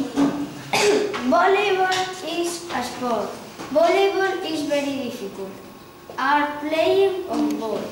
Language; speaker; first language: English; non-native, learner; Spanish